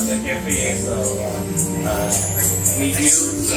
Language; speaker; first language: English; non-native, learner; Vietnamese